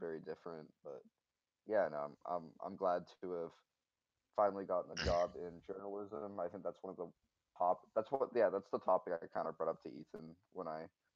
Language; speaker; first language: English; native; English